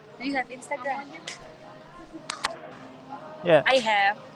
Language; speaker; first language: English; non-native, learner; Indonesian